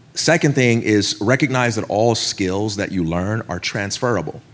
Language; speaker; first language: English; native; English